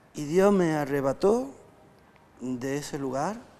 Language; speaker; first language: Spanish; native; Spanish